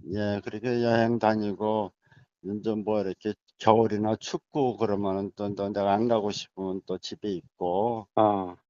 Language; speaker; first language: Korean; native; Korean